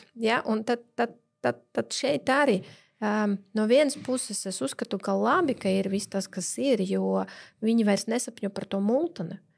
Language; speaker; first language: Latvian; non-native, local second language; Russian